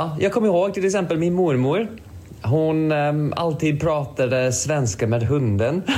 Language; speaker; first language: Swedish; non-native, fluent; English